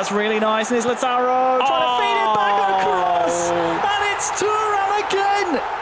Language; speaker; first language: English; native; English